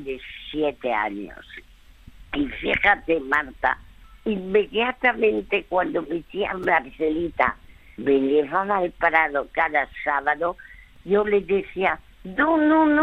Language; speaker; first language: Spanish; early bilingual, other home language; French